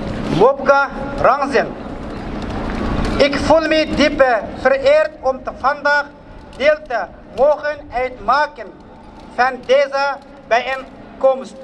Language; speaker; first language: Dutch; non-native, fluent; Uyghur